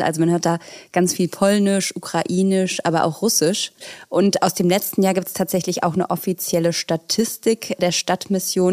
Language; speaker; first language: German; native; German